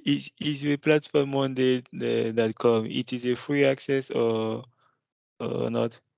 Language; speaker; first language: English; non-native, learner; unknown